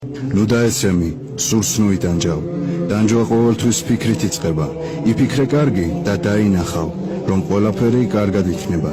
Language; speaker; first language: Georgian; native; Georgian